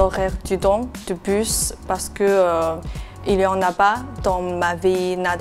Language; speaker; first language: French; non-native, learner; Chinese